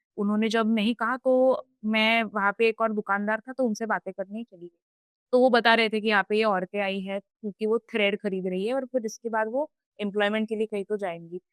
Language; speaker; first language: Hindi; non-native, local second language; Marathi